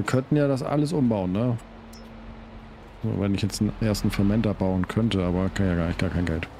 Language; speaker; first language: German; native; German